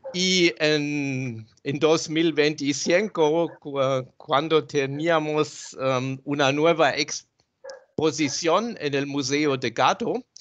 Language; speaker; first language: Spanish; non-native, fluent; German